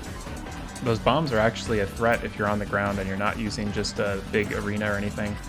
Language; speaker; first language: English; native; English